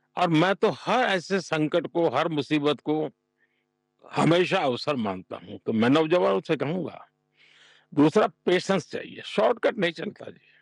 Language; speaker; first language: Hindi; non-native, local second language; Gujarati